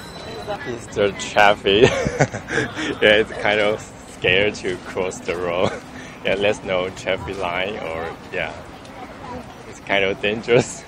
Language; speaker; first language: English; non-native, fluent; Chinese